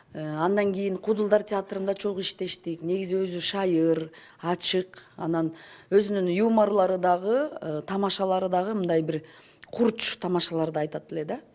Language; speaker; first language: Kyrgyz; native; Kyrgyz